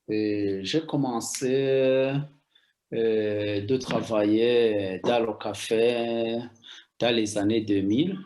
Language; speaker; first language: French; non-native, local second language; Rundi